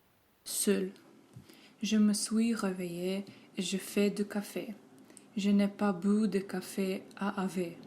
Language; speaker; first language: French; non-native, learner; Slovenian